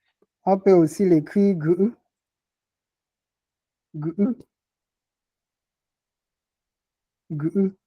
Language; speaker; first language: French; non-native, local second language; Ghomala